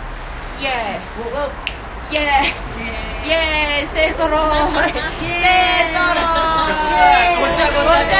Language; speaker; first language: Japanese; native; Japanese